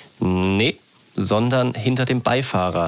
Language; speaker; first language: German; native; German